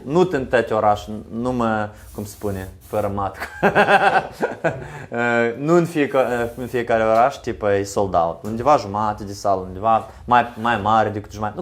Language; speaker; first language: Romanian; non-native, learner; Ukrainian